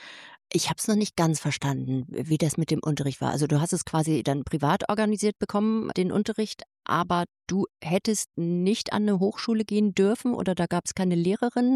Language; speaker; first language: German; native; German